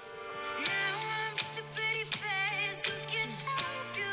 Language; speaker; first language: English; non-native, fluent; French